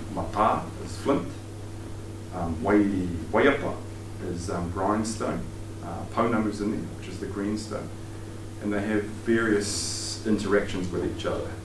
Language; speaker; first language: English; native; English